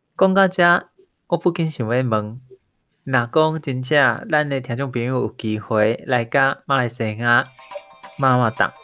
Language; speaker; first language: Min Nan Chinese; native; Min Nan Chinese